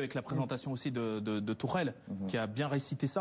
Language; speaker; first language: French; native; French